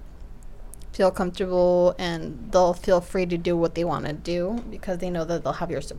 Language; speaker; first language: English; early bilingual, other home language; Spanish